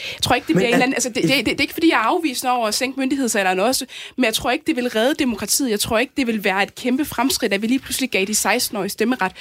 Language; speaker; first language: Danish; native; Danish